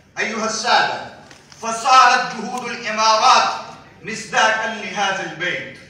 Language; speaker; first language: Arabic; non-native, fluent; Urdu